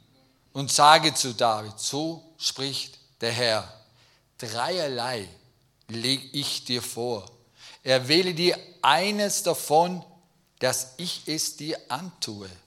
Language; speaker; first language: German; native; German